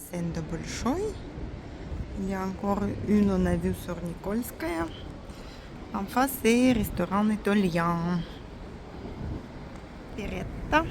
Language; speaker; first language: French; non-native, learner; Russian